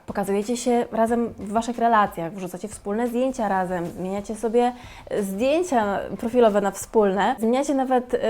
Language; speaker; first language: Polish; native; Polish